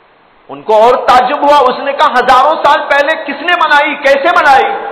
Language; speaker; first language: Urdu; native; Urdu